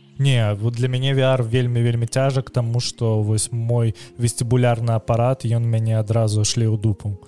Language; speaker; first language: Belarusian; non-native, local second language; Russian